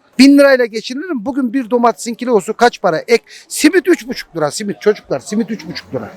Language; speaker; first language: Turkish; early bilingual, heritage; Turkish